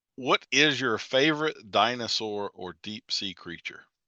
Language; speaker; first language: English; native; English